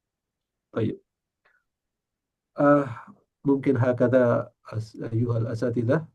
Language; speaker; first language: Arabic; non-native, fluent; Indonesian